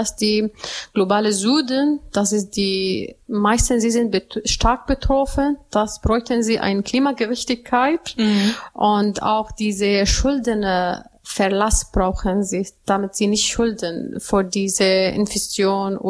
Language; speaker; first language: German; non-native, learner; Arabic